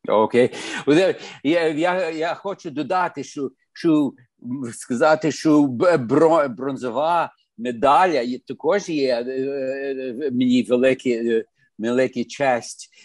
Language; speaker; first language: Ukrainian; early bilingual, heritage; Ukrainian